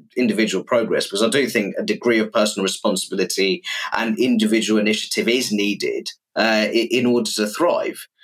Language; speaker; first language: English; native; English